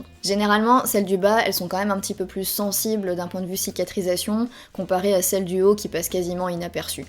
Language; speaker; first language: French; native; French